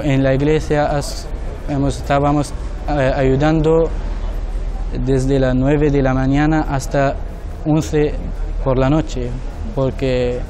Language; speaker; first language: Spanish; non-native, learner; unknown